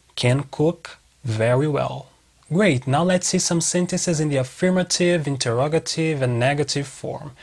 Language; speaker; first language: English; non-native, fluent; Portuguese